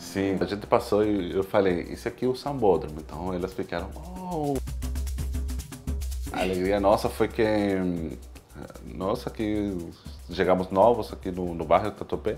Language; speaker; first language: Portuguese; non-native, fluent; Spanish